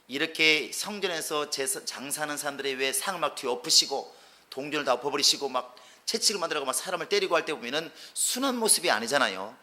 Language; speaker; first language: Korean; native; Korean